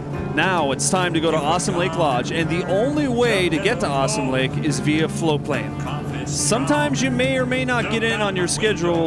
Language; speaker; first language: English; native; English